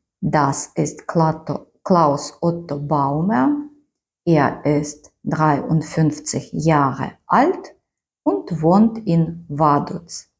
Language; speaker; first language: German; non-native, fluent; Ukrainian